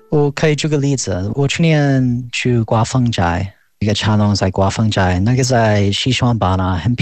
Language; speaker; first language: Chinese; non-native, fluent; English